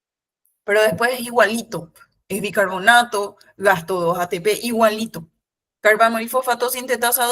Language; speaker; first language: Spanish; native; Spanish